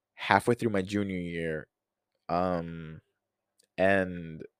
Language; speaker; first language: English; non-native, fluent; Spanish